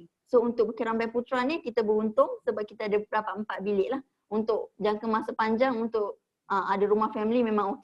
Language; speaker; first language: Malay; native; Malay